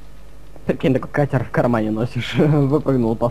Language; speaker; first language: Russian; native; Russian